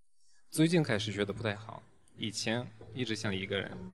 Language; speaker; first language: Chinese; non-native, fluent; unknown